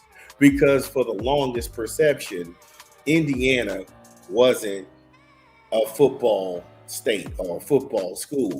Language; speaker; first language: English; native; English